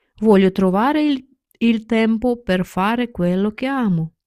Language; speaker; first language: Italian; non-native, fluent; Ukrainian